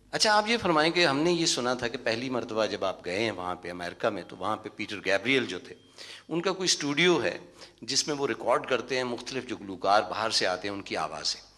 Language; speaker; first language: Urdu; non-native, local second language; Punjabi